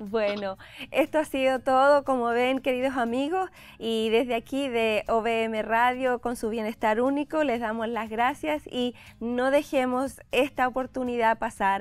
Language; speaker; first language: Spanish; native; Spanish